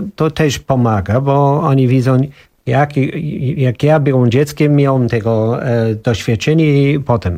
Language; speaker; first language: Polish; non-native, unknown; English